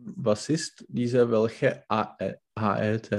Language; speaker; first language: German; non-native, learner; Czech